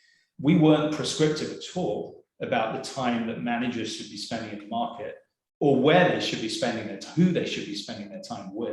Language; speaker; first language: English; native; English